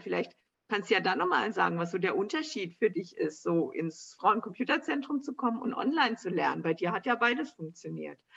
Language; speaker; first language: German; native; German